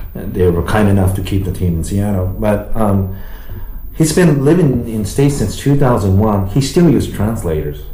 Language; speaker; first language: English; early bilingual, other home language; Japanese